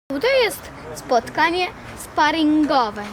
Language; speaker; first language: Polish; early bilingual, other home language; Russian